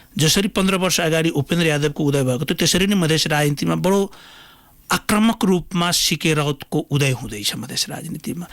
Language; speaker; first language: Nepali; non-native, local second language; Maithili